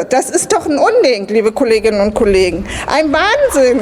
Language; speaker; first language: German; native; German